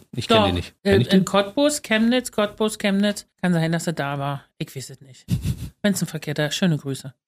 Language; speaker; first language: German; native; German